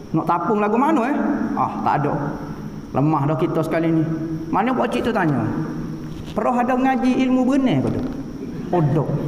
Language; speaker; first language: Malay; native; Malay